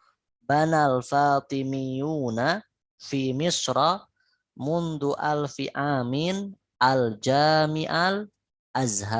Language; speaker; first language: Arabic; non-native, fluent; Indonesian